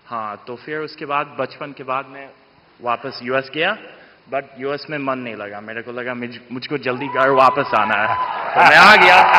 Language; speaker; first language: Hindi; non-native, fluent; English